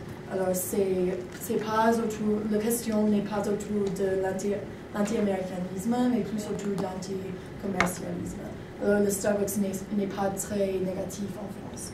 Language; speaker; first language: French; non-native, learner; English